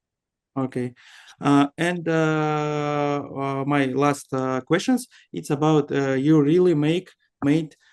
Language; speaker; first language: English; non-native, learner; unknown